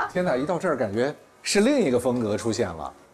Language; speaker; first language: Chinese; native; Chinese